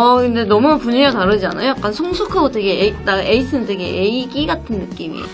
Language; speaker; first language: Korean; native; Korean